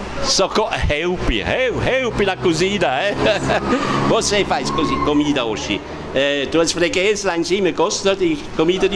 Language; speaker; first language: Portuguese; non-native, learner; German